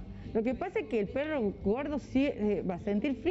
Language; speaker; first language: Spanish; native; Spanish